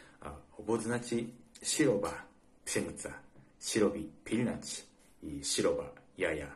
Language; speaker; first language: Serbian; non-native, learner; Japanese